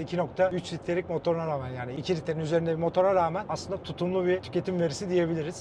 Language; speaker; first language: Turkish; native; Turkish